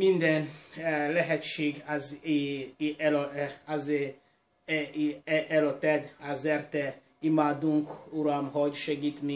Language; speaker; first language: Hungarian; non-native, learner; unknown